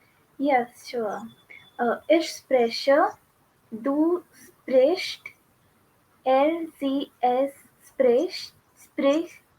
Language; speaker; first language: German; non-native, learner; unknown